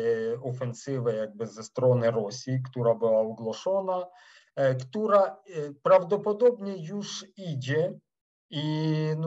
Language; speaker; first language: Polish; non-native, fluent; Ukrainian